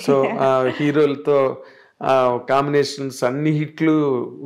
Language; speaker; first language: Telugu; native; Telugu